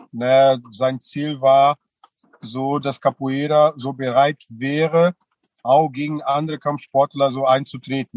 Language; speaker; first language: German; non-native, fluent; Portuguese